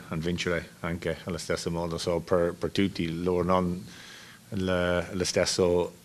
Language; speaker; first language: Italian; non-native, learner; English